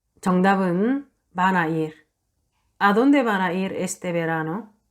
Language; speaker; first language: Spanish; non-native, fluent; Korean